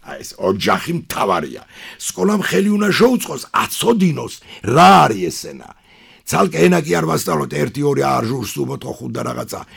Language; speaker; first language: Georgian; non-native, local second language; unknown